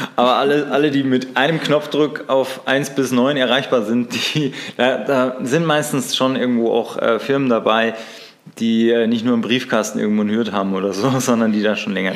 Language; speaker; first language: German; native; German